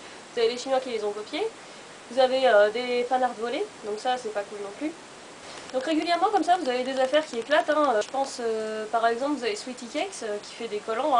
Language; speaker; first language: French; native; French